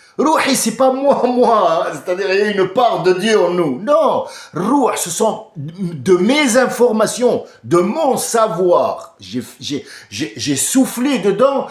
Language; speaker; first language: French; early bilingual, other home language; Arabic